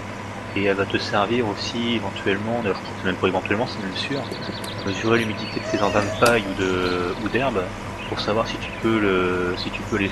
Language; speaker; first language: French; native; French